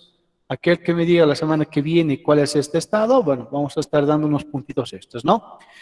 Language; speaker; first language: Spanish; native; Spanish